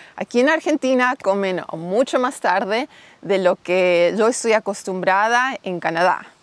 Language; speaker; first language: Spanish; non-native, fluent; English